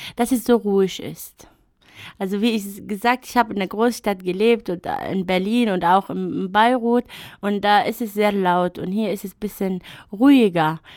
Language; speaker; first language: German; non-native, fluent; Arabic